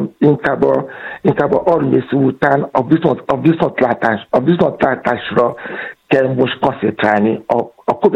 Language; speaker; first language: Hungarian; non-native, fluent; Yoruba